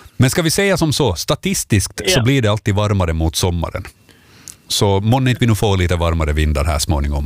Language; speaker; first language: Swedish; native; Swedish